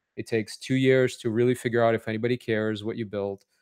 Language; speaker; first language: English; native; English